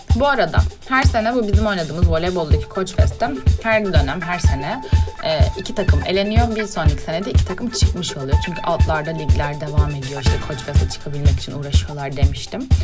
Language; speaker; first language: Turkish; native; Turkish